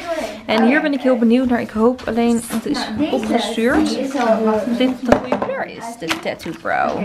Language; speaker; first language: Dutch; native; Dutch